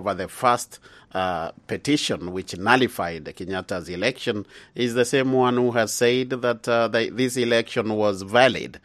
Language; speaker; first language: English; non-native, local second language; Swahili